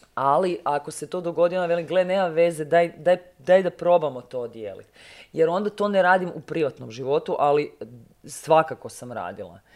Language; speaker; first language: Croatian; native; Croatian